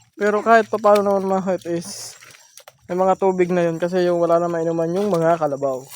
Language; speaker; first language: Filipino; non-native, local second language; Masbatenyo